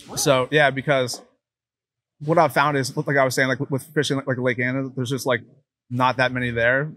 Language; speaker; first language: English; native; English